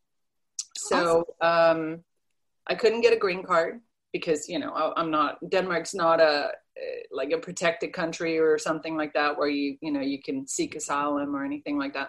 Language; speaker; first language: English; non-native, fluent; Danish